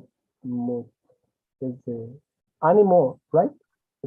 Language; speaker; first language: English; non-native, learner; Spanish